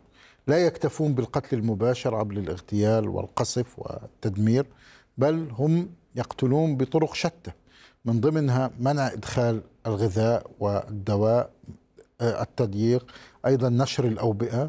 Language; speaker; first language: Arabic; native; Arabic